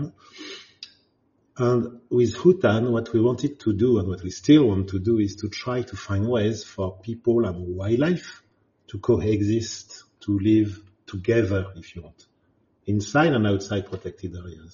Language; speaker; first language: English; non-native, fluent; French